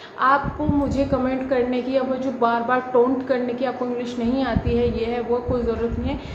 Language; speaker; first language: Hindi; native; Hindi